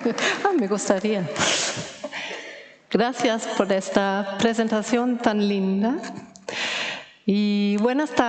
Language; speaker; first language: Spanish; non-native, fluent; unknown